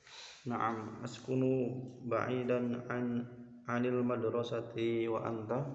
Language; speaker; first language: Arabic; non-native, learner; Indonesian